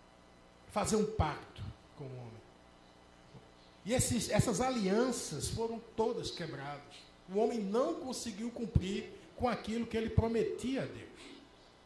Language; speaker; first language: Portuguese; native; Portuguese